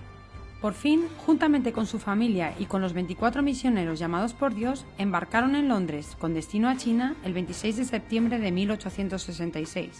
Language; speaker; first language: Spanish; native; Spanish